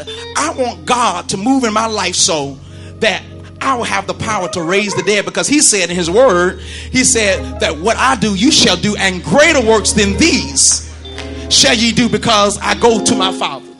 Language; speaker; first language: English; native; English